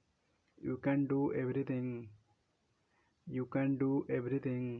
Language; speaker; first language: English; non-native, local second language; Odia